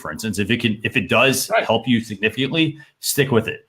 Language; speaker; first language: English; native; English